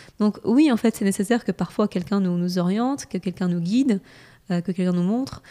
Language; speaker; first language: French; non-native, fluent; Russian